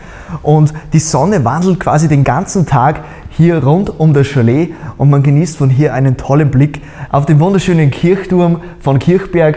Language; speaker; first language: German; native; German